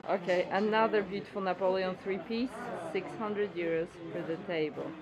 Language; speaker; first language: English; non-native, fluent; French